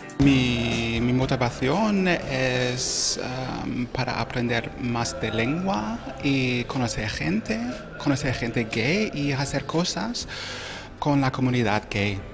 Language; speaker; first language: Spanish; non-native, learner; German